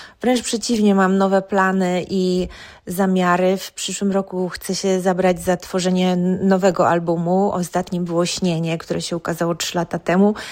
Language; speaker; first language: Polish; native; Polish